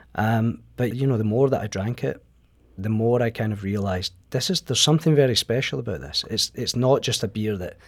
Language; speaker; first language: English; native; English